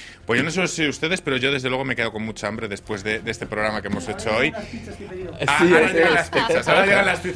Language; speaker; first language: Spanish; native; Spanish